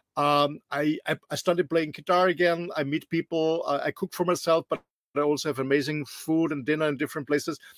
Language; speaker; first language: English; non-native, fluent; German